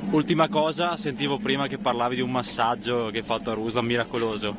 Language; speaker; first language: Italian; native; Italian